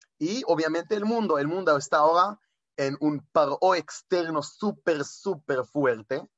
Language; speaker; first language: Spanish; non-native, fluent; Hebrew